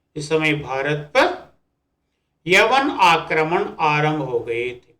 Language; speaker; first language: Hindi; non-native, local second language; Telugu